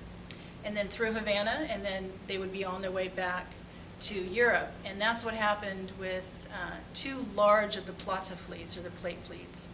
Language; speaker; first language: English; native; English